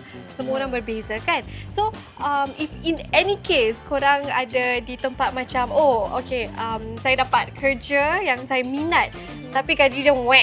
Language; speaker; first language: Malay; native; Malay